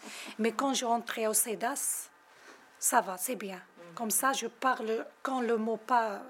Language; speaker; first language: French; non-native, learner; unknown